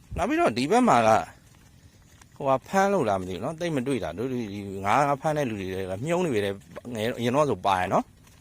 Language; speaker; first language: Burmese; native; Burmese